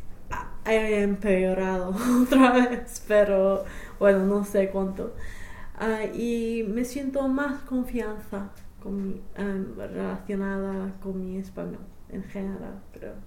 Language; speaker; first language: Spanish; non-native, fluent; English